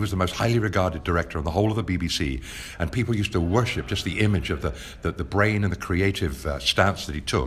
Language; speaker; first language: English; native; English